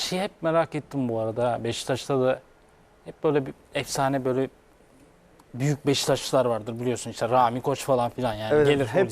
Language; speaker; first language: Turkish; native; Turkish